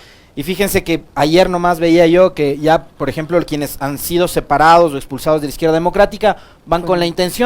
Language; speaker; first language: Spanish; native; Spanish